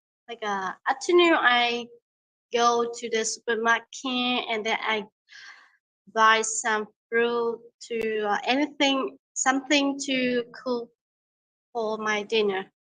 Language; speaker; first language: English; non-native, learner; Vietnamese